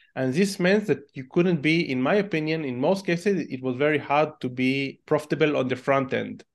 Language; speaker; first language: English; non-native, fluent; Hebrew